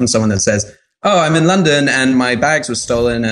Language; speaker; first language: English; native; English